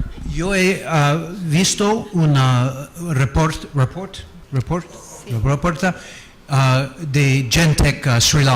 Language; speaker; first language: Spanish; non-native, learner; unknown